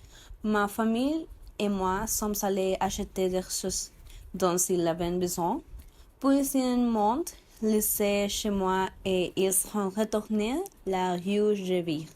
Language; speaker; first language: French; non-native, learner; Spanish